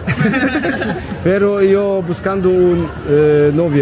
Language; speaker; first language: Spanish; non-native, learner; German